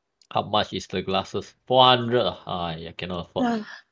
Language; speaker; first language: English; non-native, local second language; Chinese